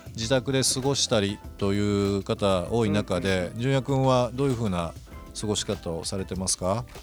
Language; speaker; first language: Japanese; native; Japanese